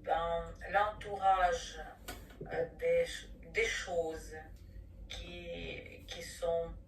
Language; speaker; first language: French; non-native, fluent; Ukrainian